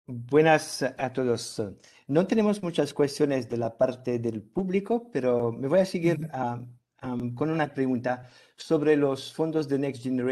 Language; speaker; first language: Spanish; non-native, fluent; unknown